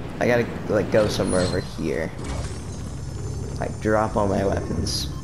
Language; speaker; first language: English; native; English